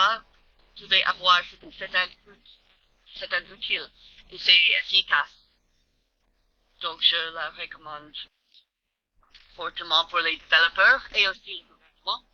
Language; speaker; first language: French; non-native, learner; English